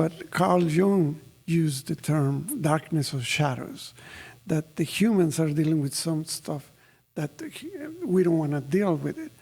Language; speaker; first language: English; non-native, fluent; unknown